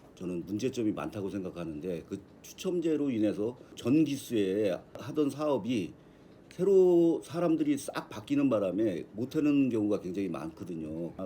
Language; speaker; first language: Korean; native; Korean